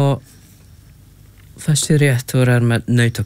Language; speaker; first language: Icelandic; non-native, learner; Czech